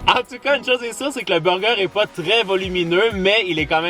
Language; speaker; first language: French; native; French